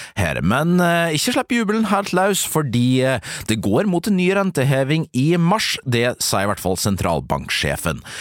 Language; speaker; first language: Norwegian; native; Norwegian